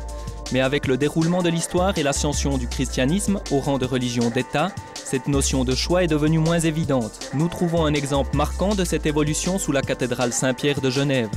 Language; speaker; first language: French; native; French